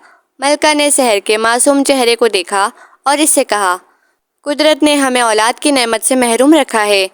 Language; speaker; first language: Urdu; native; Urdu